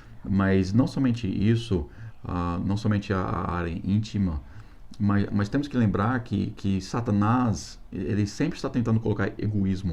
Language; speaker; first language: Portuguese; non-native, fluent; English